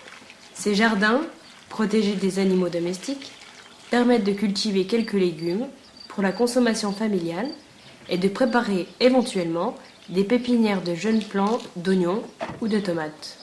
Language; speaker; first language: French; native; French